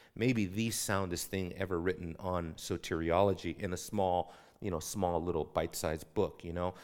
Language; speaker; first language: English; native; English